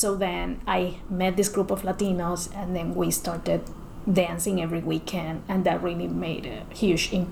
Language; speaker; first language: English; non-native, fluent; Spanish